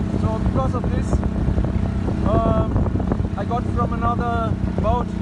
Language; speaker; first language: English; non-native, fluent; German